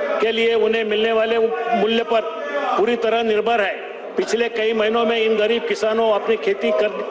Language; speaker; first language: Hindi; non-native, local second language; Marathi